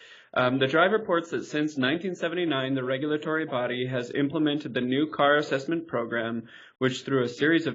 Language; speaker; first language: English; native; English